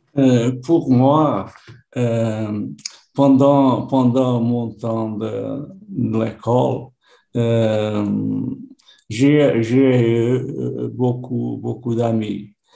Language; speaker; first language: French; non-native, learner; Portuguese